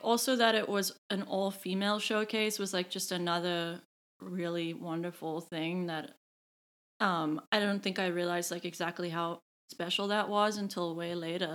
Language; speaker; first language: English; native; English